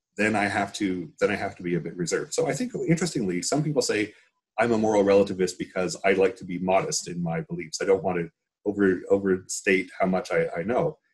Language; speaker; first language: English; native; English